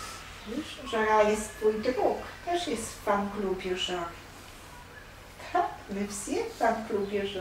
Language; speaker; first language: Polish; non-native, learner; Russian